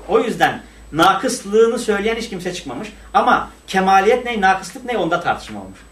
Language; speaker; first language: Turkish; non-native, local second language; Kurdish